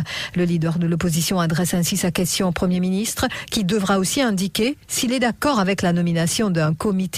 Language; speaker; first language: French; non-native, local second language; Morisyen